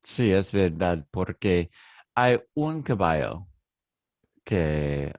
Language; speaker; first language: Spanish; non-native, learner; English